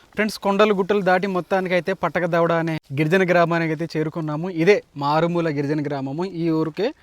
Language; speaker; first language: Telugu; non-native, local second language; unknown